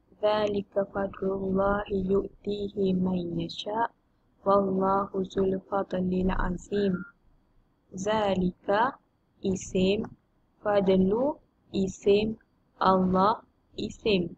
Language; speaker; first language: Arabic; non-native, learner; Malay